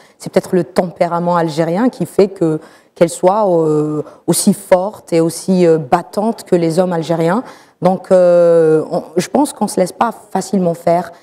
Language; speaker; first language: French; non-native, local second language; Arabic